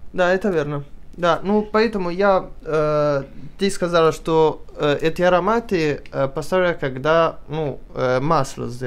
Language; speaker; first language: Russian; early bilingual, heritage; Italian